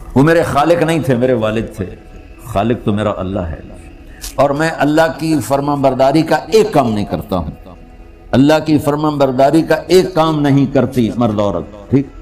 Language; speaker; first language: Urdu; non-native, local second language; Punjabi